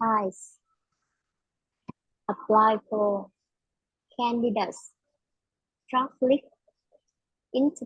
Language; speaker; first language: English; non-native, learner; Vietnamese